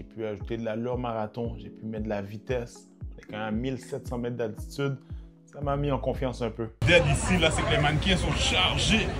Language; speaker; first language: French; native; French